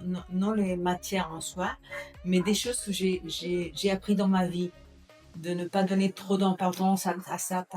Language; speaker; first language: French; non-native, fluent; Spanish